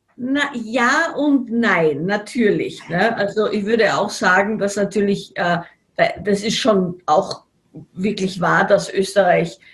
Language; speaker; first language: German; native; German